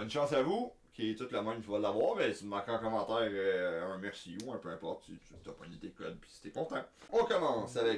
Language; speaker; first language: French; native; French